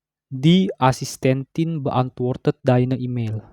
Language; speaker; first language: German; non-native, learner; Indonesian